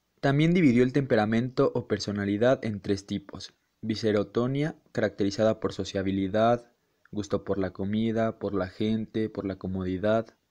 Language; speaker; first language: Spanish; native; Spanish